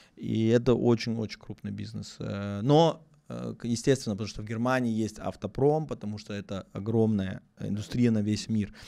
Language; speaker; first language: Russian; native; Russian